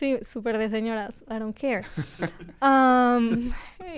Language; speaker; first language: Spanish; early bilingual, heritage; Spanish